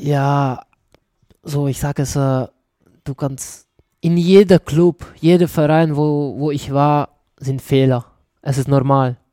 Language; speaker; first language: German; non-native, learner; Czech